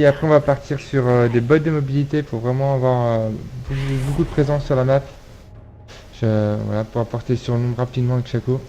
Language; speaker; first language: French; native; French